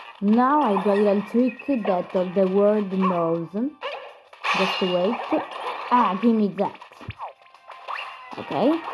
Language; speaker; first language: English; non-native, learner; Italian